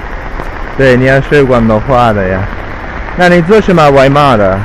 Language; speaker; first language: Chinese; non-native, learner; Italian